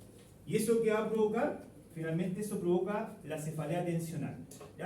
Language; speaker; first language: Spanish; native; Spanish